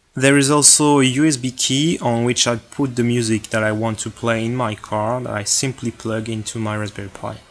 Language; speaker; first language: English; non-native, fluent; French